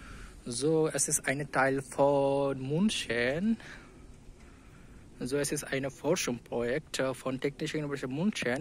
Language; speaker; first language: German; non-native, learner; Bangla